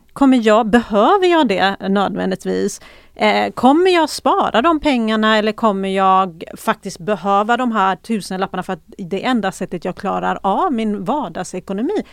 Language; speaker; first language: Swedish; early bilingual, other home language; Persian